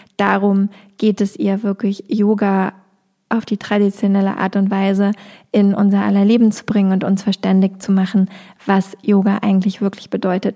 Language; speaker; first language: German; native; German